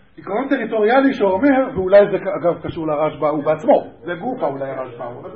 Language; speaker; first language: Hebrew; native; Hebrew